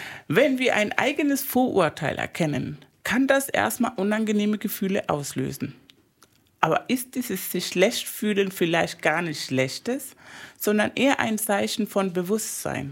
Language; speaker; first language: German; non-native, fluent; Spanish